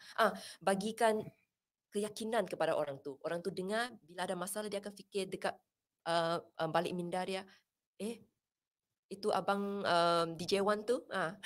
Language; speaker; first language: Malay; non-native, local second language; Chinese